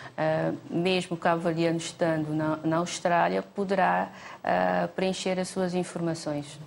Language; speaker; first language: Portuguese; non-native, local second language; Kabuverdianu